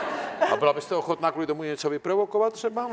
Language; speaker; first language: Czech; native; Czech